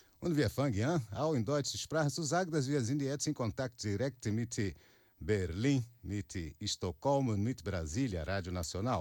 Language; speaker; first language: German; non-native, learner; Portuguese